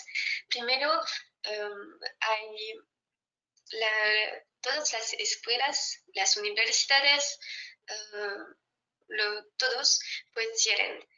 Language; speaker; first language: Spanish; non-native, fluent; French